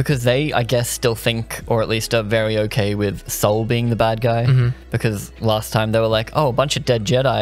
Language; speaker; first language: English; native; English